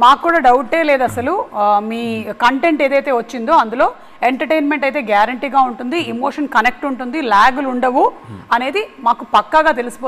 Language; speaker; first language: Telugu; native; Telugu